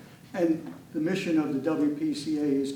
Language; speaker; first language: English; native; English